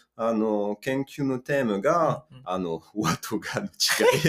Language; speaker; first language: Japanese; non-native, fluent; French